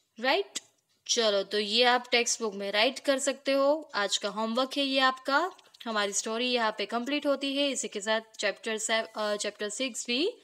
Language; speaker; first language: Hindi; non-native, local second language; Gujarati